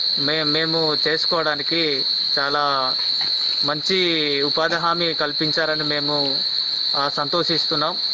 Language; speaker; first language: Telugu; native; Telugu